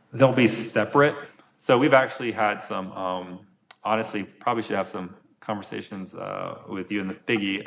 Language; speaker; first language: English; native; English